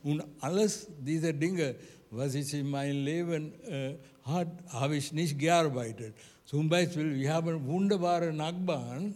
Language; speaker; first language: German; non-native, learner; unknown